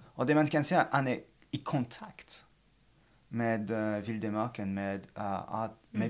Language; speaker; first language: Swedish; non-native, fluent; French